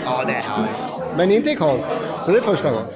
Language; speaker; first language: Swedish; non-native, fluent; English